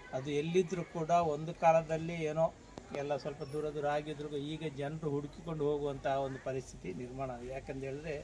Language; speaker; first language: Kannada; non-native, local second language; Tulu